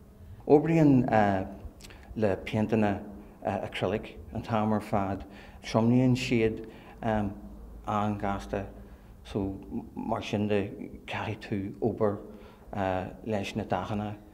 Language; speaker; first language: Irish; non-native, learner; English